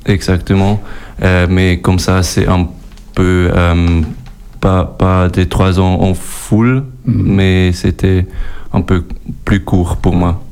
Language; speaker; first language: French; non-native, local second language; German